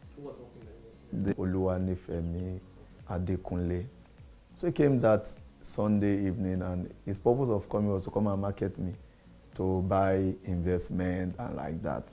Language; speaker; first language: English; non-native, local second language; Yoruba